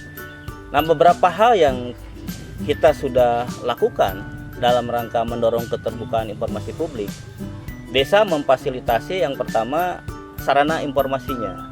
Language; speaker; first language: Indonesian; non-native, local second language; Sundanese